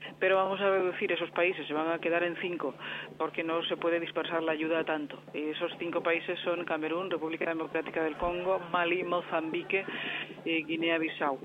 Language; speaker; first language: Spanish; native; Spanish